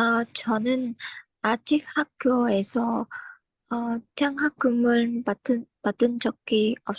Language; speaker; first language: Korean; non-native, learner; Vietnamese